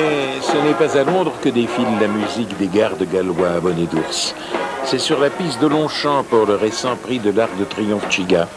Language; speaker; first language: French; early bilingual, other home language; Russian